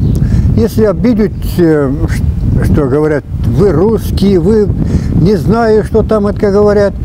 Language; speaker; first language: Russian; early bilingual, heritage; Russian